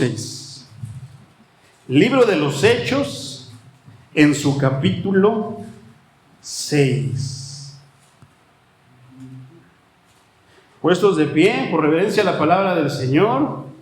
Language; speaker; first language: Spanish; native; Spanish